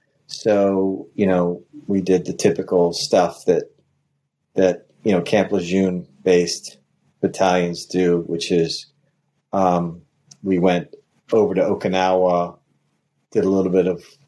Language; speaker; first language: English; native; English